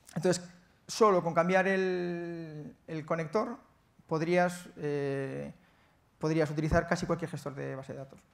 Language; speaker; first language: Spanish; native; Spanish